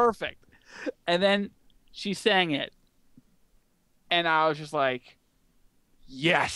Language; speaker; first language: English; native; English